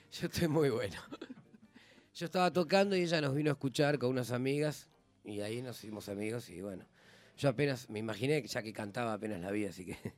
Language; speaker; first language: Spanish; native; Spanish